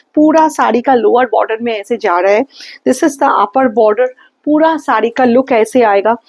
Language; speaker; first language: Hindi; non-native, local second language; Bangla